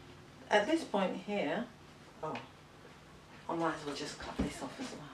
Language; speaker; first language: English; native; English